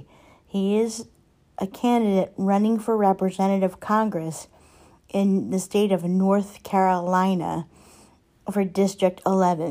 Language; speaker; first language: English; native; English